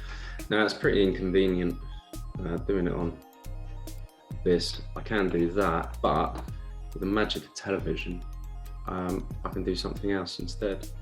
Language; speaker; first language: English; native; English